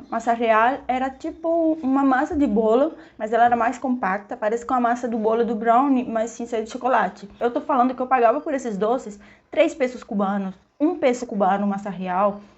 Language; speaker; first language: Portuguese; non-native, fluent; Spanish